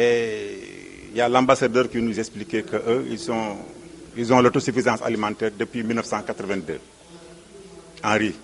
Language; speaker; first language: French; non-native, local second language; Wolof